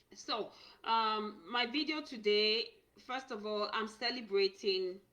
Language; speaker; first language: English; non-native, local second language; Yoruba